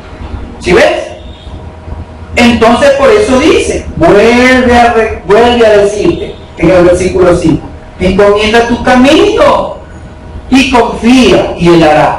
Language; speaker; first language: Spanish; native; Spanish